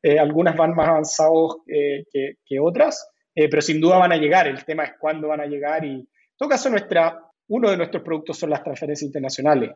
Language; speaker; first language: Spanish; native; Spanish